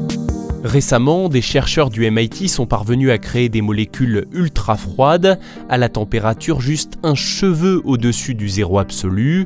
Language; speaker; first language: French; native; French